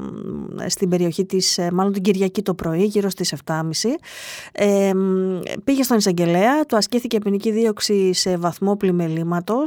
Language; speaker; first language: Greek; native; Greek